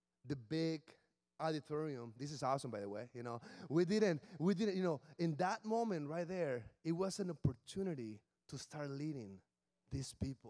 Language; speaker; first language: English; non-native, fluent; Spanish